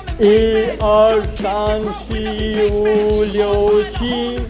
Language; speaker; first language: Chinese; non-native, learner; Nepali